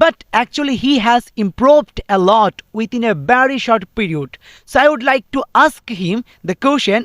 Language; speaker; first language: English; non-native, fluent; Bangla